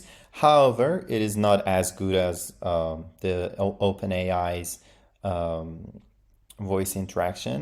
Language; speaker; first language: English; non-native, fluent; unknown